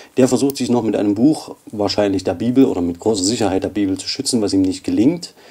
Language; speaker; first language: German; native; German